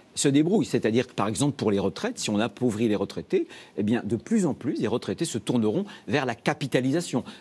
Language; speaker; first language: French; native; French